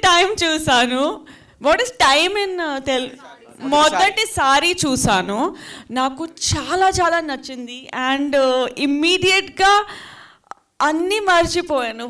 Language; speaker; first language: Telugu; non-native, fluent; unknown